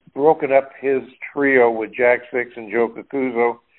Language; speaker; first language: English; native; English